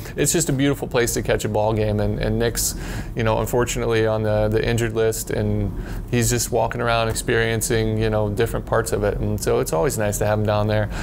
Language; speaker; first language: English; native; English